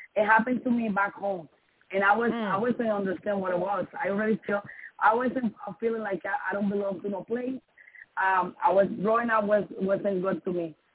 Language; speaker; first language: English; non-native, learner; Spanish